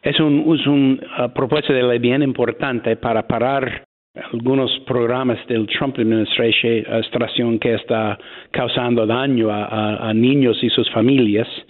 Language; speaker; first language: Spanish; non-native, fluent; English